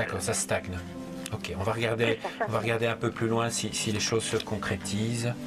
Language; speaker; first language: French; native; French